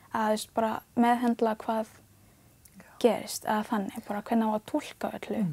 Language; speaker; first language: Icelandic; early bilingual, other home language; Ganda